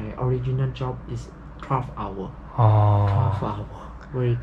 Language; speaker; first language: English; non-native, learner; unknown